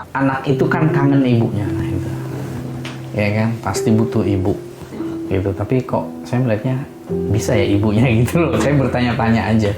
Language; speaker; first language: Indonesian; native; Indonesian